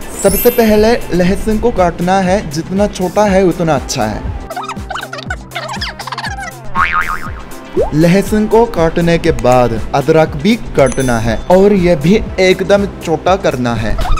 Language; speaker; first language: Hindi; non-native, fluent; Japanese